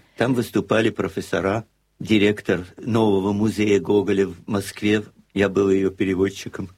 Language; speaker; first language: Russian; native; Russian